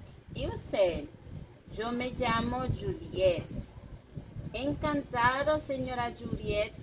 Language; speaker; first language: Spanish; non-native, fluent; French